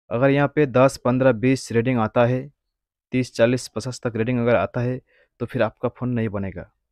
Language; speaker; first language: Hindi; non-native, local second language; Bangla